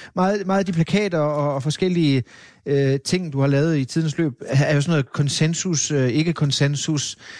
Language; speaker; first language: Danish; native; Danish